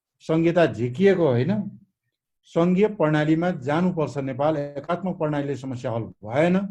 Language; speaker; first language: Nepali; non-native, local second language; Maithili